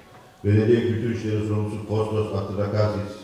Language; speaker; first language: Turkish; native; Turkish